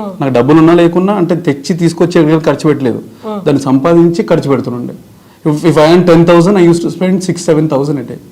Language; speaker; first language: Telugu; native; Telugu